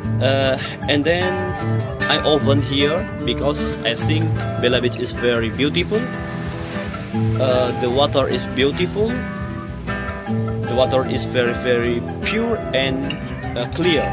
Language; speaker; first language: English; non-native, learner; Indonesian